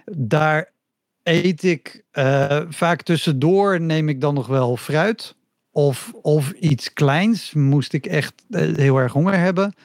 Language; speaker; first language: Dutch; native; Dutch